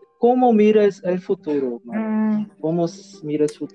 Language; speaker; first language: Spanish; non-native, learner; Portuguese